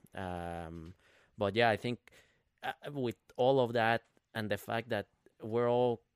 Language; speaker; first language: English; non-native, fluent; Spanish